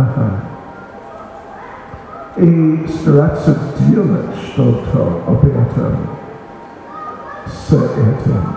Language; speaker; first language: Russian; non-native, learner; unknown